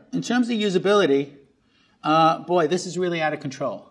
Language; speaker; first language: English; native; English